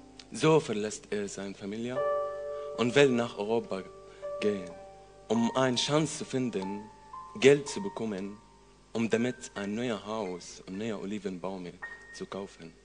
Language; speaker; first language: German; non-native, learner; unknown